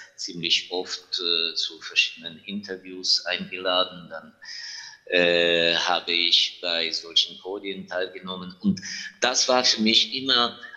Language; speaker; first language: German; non-native, fluent; Ukrainian